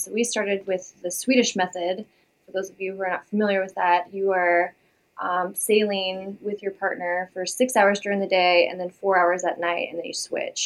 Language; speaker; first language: English; native; English